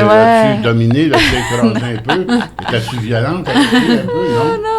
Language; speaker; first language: French; native; French